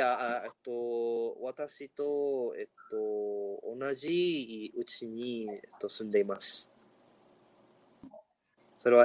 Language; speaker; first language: Japanese; non-native, learner; Spanish